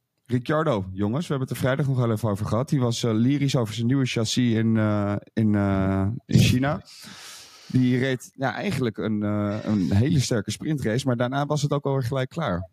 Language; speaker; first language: Dutch; native; Dutch